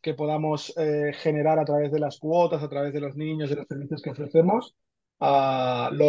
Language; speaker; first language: Spanish; native; Spanish